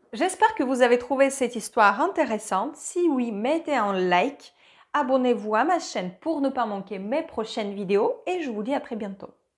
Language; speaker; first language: French; non-native, fluent; Russian